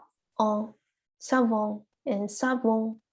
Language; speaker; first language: French; non-native, learner; Chinese